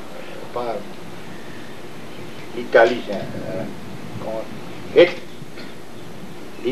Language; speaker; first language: French; native; French